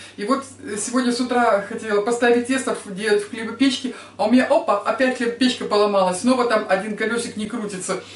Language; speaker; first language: Russian; native; Russian